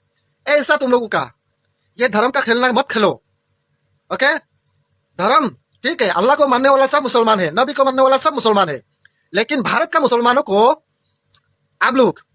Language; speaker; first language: Hindi; non-native, local second language; Bangla